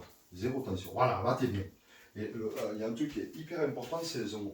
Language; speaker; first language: French; native; French